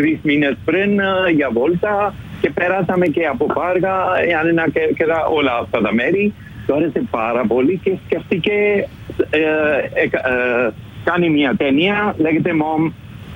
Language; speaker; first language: Greek; non-native, learner; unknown